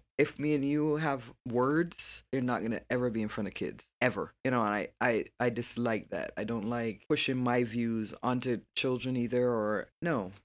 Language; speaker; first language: English; native; English